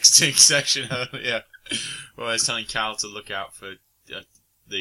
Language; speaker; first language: English; native; English